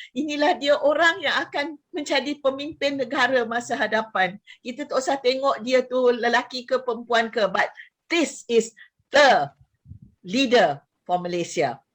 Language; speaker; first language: Malay; native; Malay